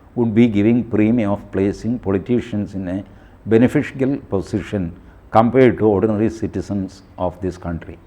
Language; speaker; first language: English; non-native, local second language; Malayalam